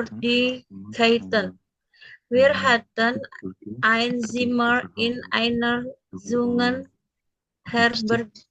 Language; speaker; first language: German; non-native, learner; Indonesian